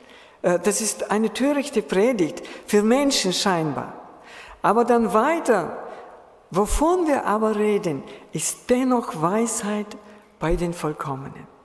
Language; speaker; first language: German; non-native, fluent; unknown